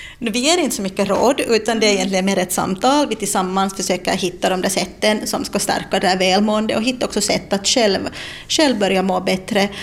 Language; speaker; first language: Swedish; native; Swedish